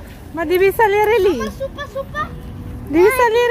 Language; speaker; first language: Italian; non-native, fluent; Filipino